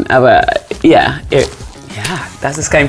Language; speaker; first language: German; non-native, fluent; English